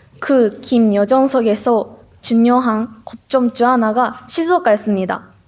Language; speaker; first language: Korean; non-native, learner; Japanese